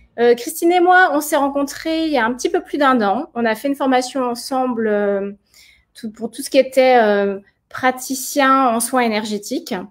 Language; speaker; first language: French; native; French